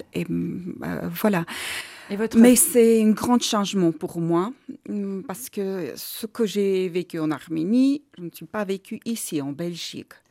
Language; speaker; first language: French; non-native, learner; Armenian